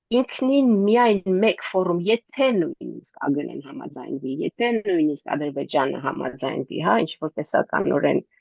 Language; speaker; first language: Armenian; native; Armenian